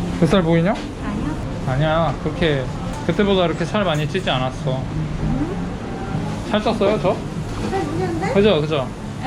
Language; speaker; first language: Korean; native; Korean